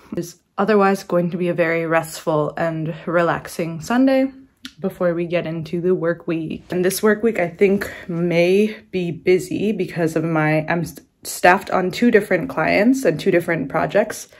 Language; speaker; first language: English; native; English